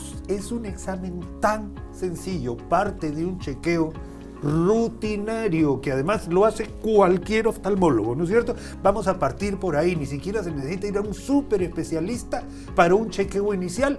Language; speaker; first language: Spanish; native; Spanish